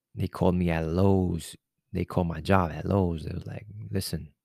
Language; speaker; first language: English; native; English